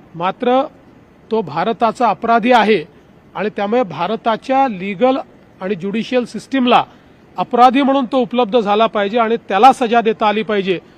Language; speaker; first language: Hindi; non-native, local second language; Marathi